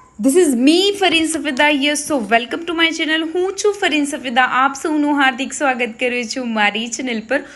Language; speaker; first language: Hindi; non-native, local second language; Gujarati